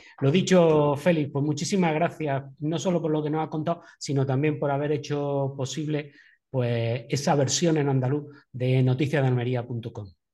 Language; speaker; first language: Spanish; native; Spanish